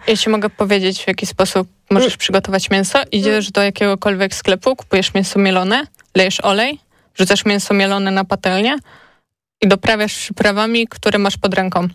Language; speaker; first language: Polish; native; Polish